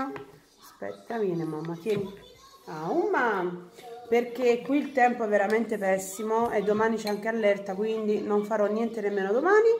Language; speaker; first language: Italian; native; Italian